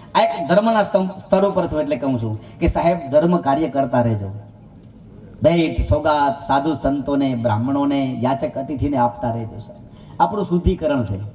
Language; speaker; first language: Gujarati; non-native, local second language; Kachhi